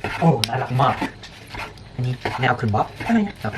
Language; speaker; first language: Thai; early bilingual, heritage; Thai